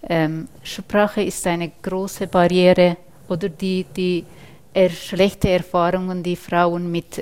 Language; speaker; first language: German; non-native, fluent; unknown